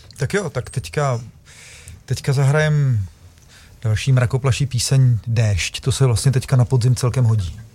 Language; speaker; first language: Czech; native; Czech